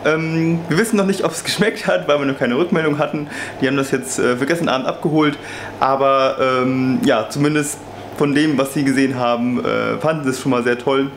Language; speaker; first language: German; native; German